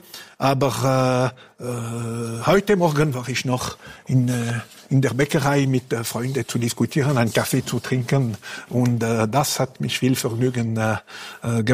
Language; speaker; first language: German; non-native, local second language; French